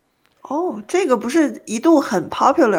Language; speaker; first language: Chinese; native; Chinese